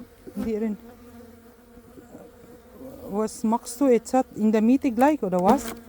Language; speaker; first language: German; non-native, learner; Filipino